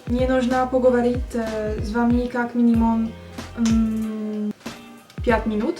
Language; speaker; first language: Russian; non-native, learner; French